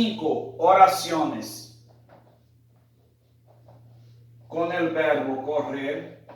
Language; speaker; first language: Spanish; non-native, fluent; Portuguese